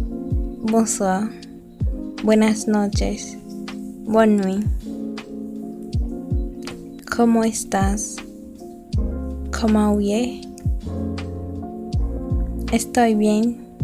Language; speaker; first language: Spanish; non-native, learner; Haitian Creole